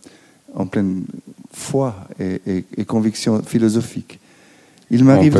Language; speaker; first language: French; native; French